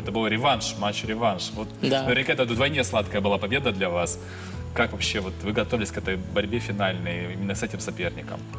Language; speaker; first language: Russian; non-native, learner; Romanian